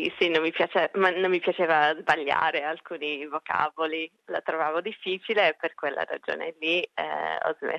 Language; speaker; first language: Italian; early bilingual, heritage; Italian